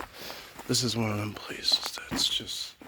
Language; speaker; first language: English; native; English